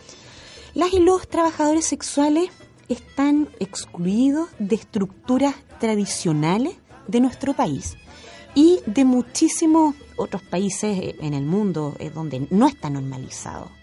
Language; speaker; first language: Spanish; native; Spanish